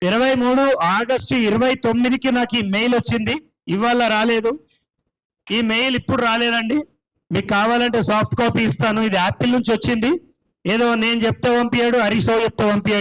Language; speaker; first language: Telugu; native; Telugu